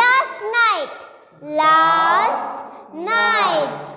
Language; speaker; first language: English; non-native, fluent; Pashto